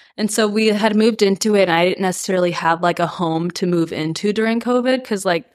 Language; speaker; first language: English; early bilingual, other home language; Spanish